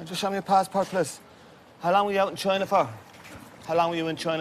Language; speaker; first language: English; native; English